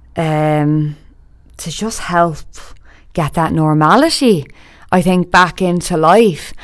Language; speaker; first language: English; native; English